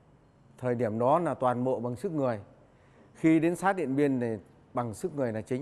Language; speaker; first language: Vietnamese; native; Vietnamese